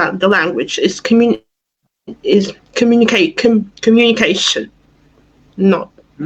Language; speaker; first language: English; non-native, fluent; Russian